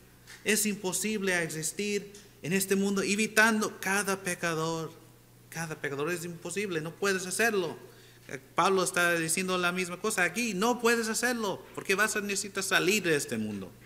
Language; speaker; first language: Spanish; non-native, fluent; English